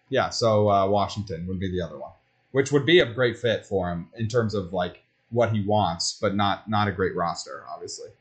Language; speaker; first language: English; native; English